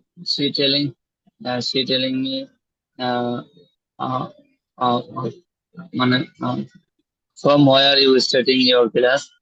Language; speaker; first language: English; non-native, learner; Bangla